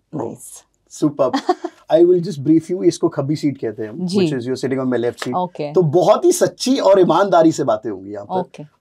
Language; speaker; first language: Hindi; native; Hindi